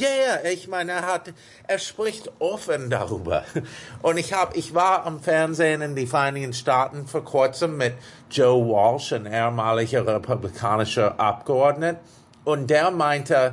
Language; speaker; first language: German; non-native, fluent; English